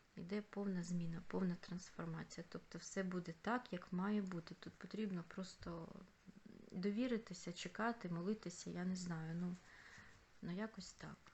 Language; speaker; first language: Ukrainian; non-native, local second language; Russian